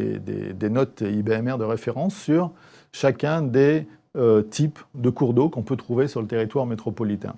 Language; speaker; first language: French; native; French